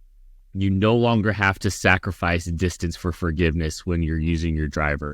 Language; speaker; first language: English; native; English